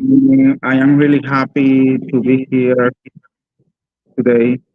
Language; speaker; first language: English; non-native, learner; Spanish